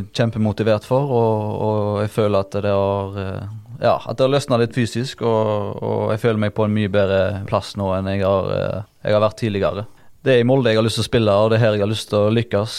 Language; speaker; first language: Norwegian; native; Norwegian